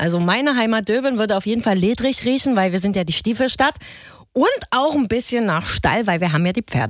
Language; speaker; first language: German; native; German